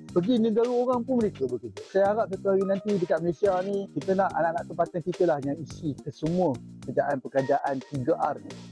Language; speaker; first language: Malay; native; Malay